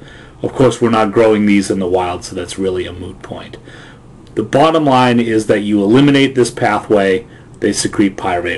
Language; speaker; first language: English; native; English